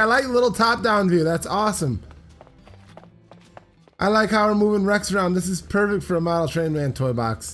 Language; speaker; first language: English; native; English